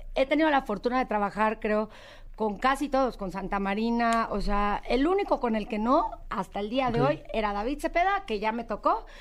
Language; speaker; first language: Spanish; native; Spanish